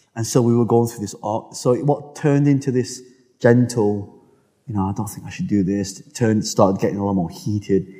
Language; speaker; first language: English; native; English